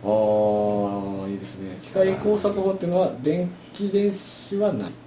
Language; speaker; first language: Japanese; native; Japanese